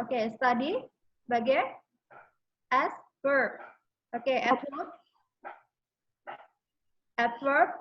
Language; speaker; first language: English; non-native, fluent; Indonesian